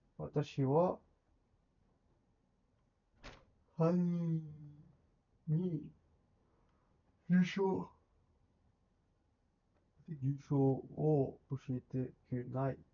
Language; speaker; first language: Japanese; non-native, learner; English